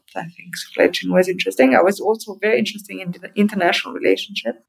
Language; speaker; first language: English; non-native, fluent; French